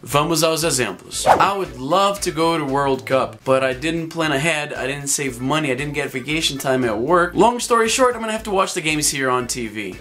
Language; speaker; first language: English; non-native, fluent; Portuguese